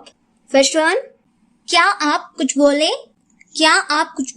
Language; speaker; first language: Hindi; non-native, local second language; Telugu